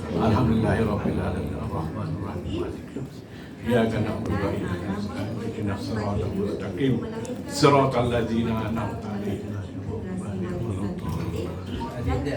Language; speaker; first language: Malay; native; Malay